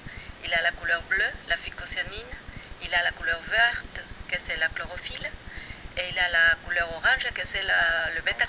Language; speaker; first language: French; non-native, fluent; Spanish